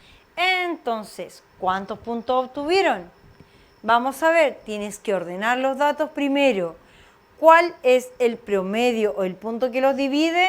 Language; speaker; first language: Spanish; native; Spanish